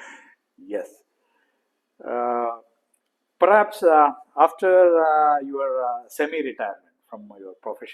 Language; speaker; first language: English; non-native, local second language; Kannada